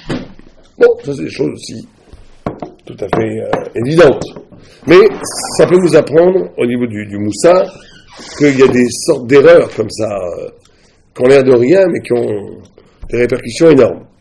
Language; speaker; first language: French; native; French